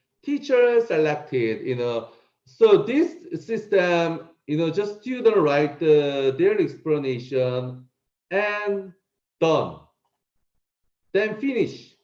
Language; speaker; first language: English; non-native, learner; Korean